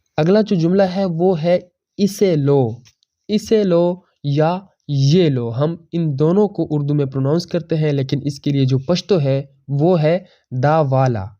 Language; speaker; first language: Urdu; non-native, local second language; Pashto